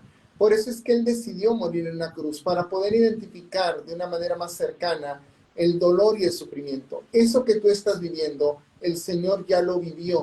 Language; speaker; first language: Spanish; native; Spanish